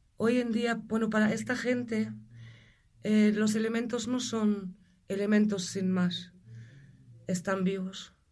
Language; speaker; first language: Spanish; non-native, fluent; German